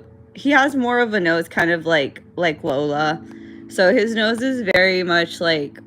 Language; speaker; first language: English; native; English